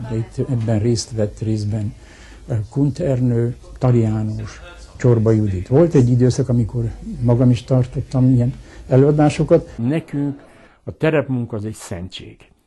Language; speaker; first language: Hungarian; early bilingual, heritage; Hungarian